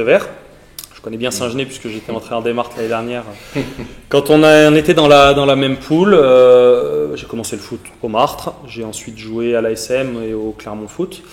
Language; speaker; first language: French; native; French